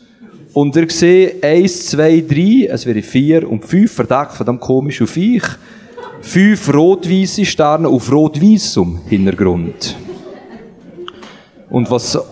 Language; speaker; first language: German; native; German